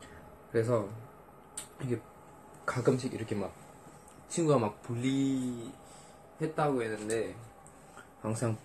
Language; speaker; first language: Korean; non-native, learner; Indonesian